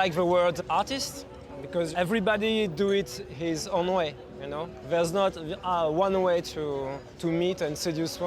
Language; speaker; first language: English; non-native, fluent; French